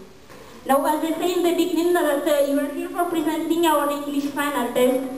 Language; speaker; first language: English; non-native, learner; Malagasy